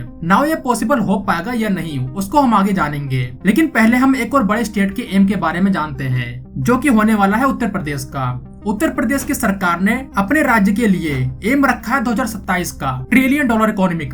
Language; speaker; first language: Hindi; native; Hindi